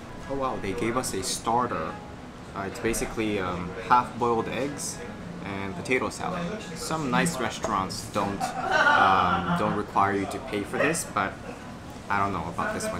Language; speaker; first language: English; non-native, fluent; Japanese